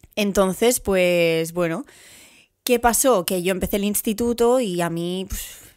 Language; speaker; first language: Spanish; native; Spanish